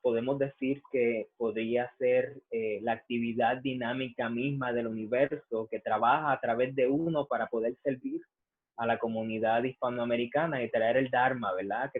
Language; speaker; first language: Spanish; native; Spanish